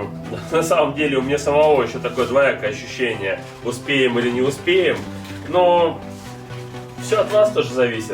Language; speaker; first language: Russian; native; Russian